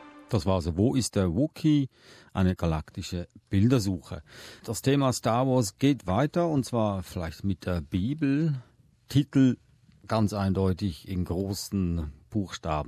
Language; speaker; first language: German; native; German